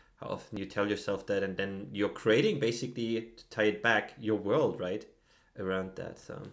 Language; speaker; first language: English; non-native, fluent; German